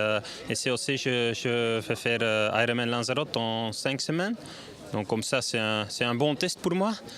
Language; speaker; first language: French; non-native, learner; Dutch